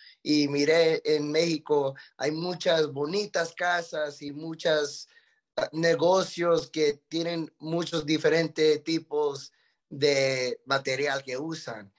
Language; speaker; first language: Spanish; early bilingual, heritage; Spanish